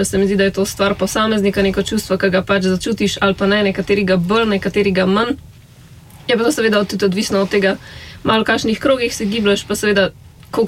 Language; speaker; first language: Slovenian; native; Slovenian